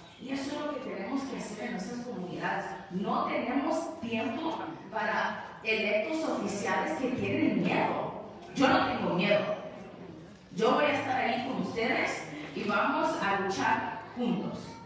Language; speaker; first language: Spanish; early bilingual, heritage; Spanish